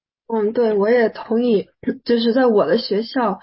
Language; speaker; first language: Chinese; early bilingual, other home language; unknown